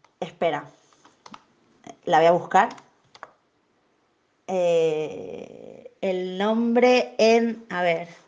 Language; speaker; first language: Spanish; native; Spanish